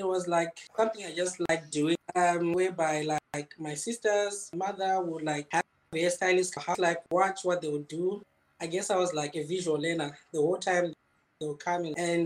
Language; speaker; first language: English; non-native, local second language; Shona